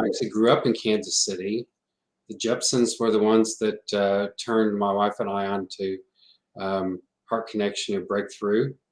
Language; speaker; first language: English; native; English